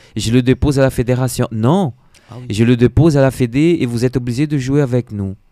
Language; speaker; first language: French; non-native, fluent; Portuguese